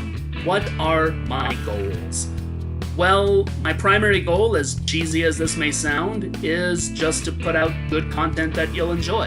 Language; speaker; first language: English; native; English